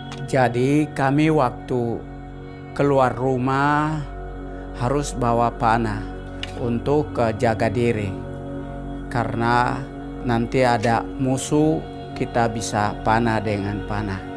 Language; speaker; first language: Indonesian; non-native, local second language; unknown